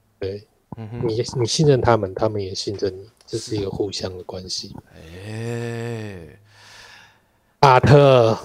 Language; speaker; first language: Chinese; native; Chinese